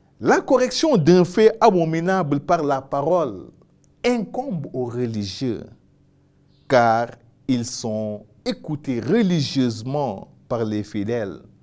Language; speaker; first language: French; non-native, local second language; Wolof